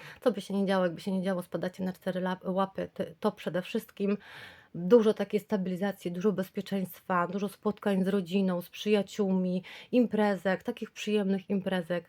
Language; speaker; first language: Polish; native; Polish